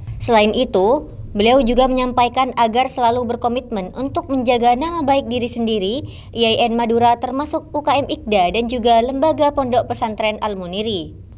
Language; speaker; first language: Indonesian; native; Indonesian